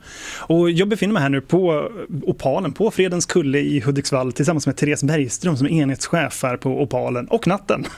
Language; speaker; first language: Swedish; native; Swedish